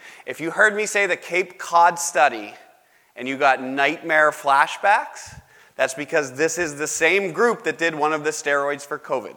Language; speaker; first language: English; native; English